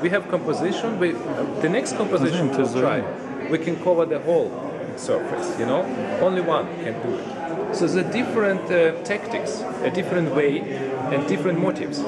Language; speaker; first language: English; non-native, learner; German